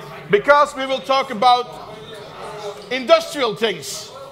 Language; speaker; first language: English; non-native, fluent; Dutch